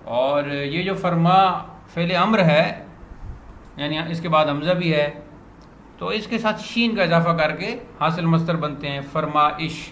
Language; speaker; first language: Urdu; non-native, local second language; Punjabi